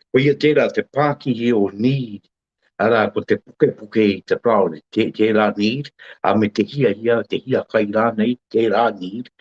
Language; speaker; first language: Māori; native; Māori